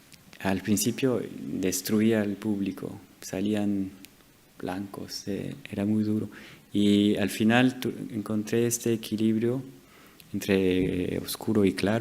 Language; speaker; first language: Spanish; non-native, fluent; French